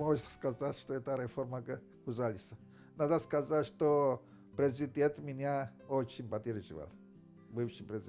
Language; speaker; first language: Russian; non-native, fluent; Greek